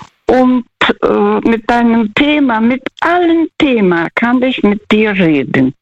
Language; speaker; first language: German; non-native, fluent; Russian